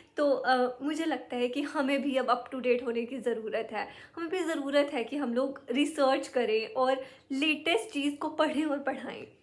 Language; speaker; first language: Hindi; native; Hindi